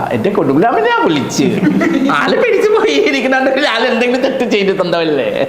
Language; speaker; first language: Malayalam; non-native, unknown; Assamese